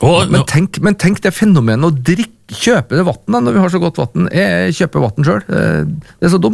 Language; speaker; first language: Norwegian; native; Norwegian